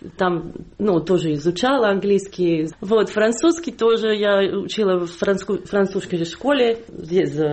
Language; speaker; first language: Russian; non-native, fluent; Catalan